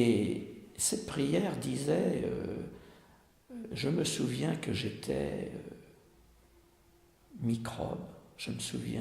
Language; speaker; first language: French; native; French